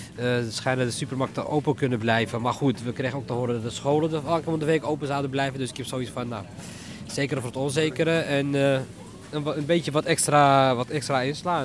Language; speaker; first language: Dutch; early bilingual, other home language; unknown